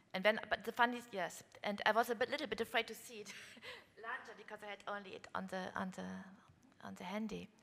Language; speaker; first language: English; non-native, fluent; German